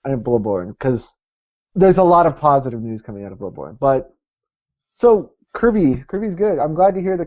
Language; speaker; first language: English; native; English